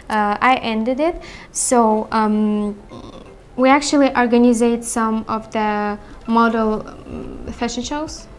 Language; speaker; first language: English; non-native, learner; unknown